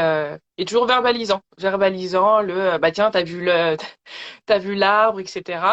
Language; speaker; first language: French; native; French